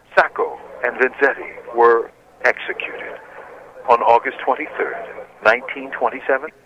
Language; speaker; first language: English; native; English